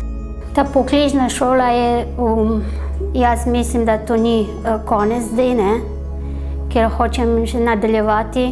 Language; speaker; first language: Slovenian; non-native, learner; Nepali